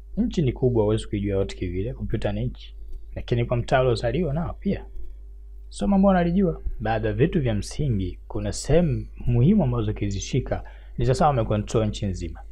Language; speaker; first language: Swahili; native; Swahili